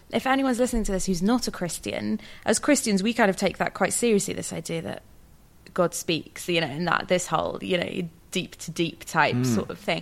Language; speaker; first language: English; native; English